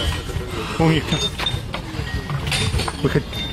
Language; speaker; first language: Russian; native; Russian